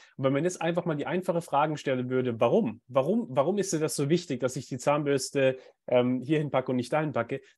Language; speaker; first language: German; native; German